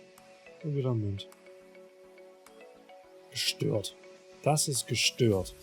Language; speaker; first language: German; native; German